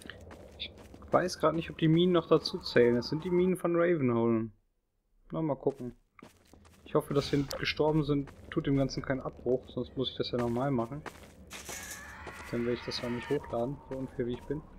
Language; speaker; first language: German; native; German